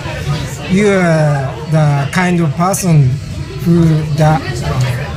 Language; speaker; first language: English; non-native, learner; Japanese